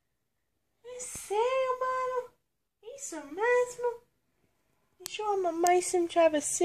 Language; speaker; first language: Portuguese; non-native, fluent; English